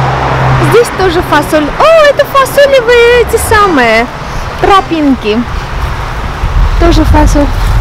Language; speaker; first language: Russian; non-native, fluent; Armenian